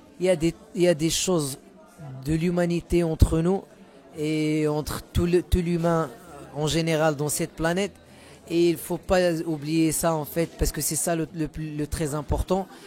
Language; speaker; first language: French; non-native, local second language; Arabic